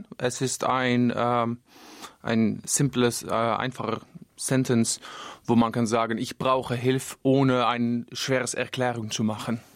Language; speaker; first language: German; non-native, learner; Dutch